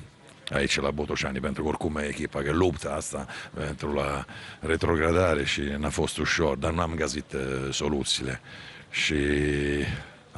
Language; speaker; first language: Romanian; non-native, fluent; Italian